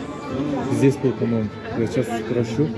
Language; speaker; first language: Russian; non-native, learner; Turkish